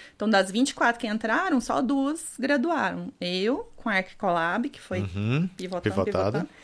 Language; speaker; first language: Portuguese; native; Portuguese